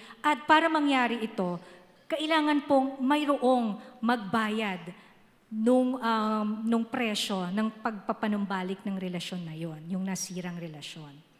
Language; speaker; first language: Filipino; native; Filipino